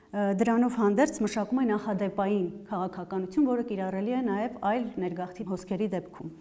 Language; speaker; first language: Armenian; native; Armenian